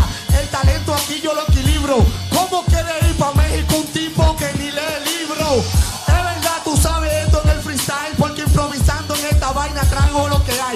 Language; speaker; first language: Spanish; native; Spanish